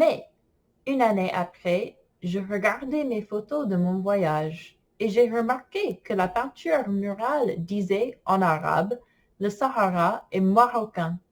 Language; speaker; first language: French; non-native, fluent; English